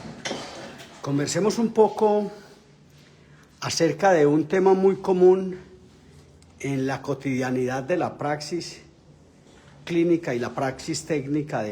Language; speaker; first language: Spanish; native; Spanish